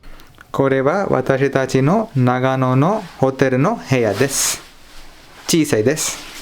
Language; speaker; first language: Japanese; non-native, learner; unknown